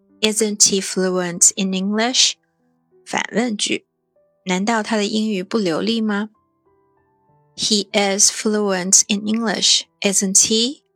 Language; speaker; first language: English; non-native, fluent; Chinese